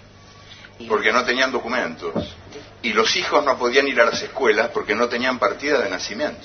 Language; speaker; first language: Spanish; native; Spanish